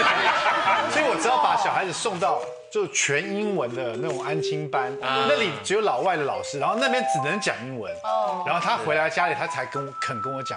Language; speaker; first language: Chinese; native; Chinese